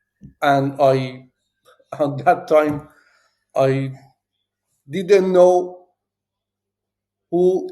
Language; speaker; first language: English; non-native, learner; Persian